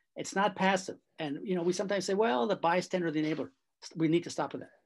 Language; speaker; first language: English; native; English